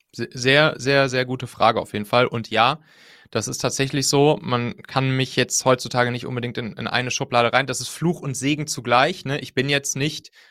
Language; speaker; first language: German; native; German